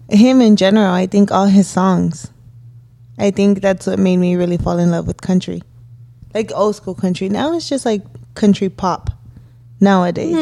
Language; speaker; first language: English; early bilingual, other home language; Spanish